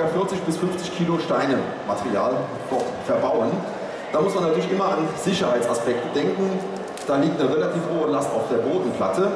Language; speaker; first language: German; native; German